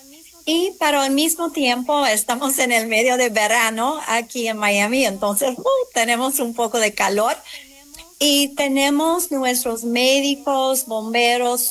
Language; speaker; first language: Spanish; non-native, fluent; English